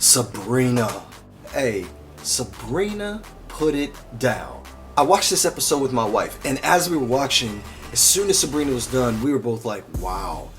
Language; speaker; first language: English; native; English